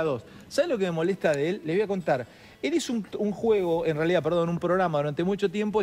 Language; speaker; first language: Spanish; native; Spanish